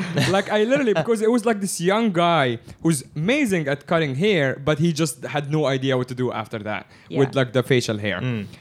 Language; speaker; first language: English; early bilingual, other home language; Arabic